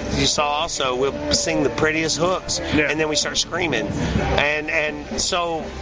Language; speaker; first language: English; native; English